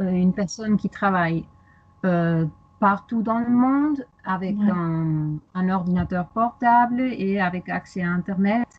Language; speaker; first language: French; non-native, fluent; German